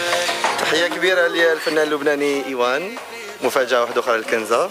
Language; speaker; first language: Arabic; native; Arabic